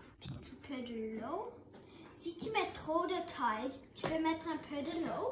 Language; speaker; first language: French; non-native, local second language; English